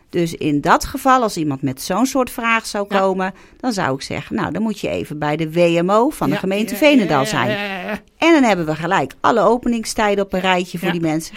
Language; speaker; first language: Dutch; native; Dutch